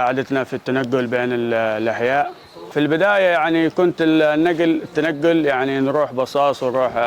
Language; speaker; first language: Arabic; native; Arabic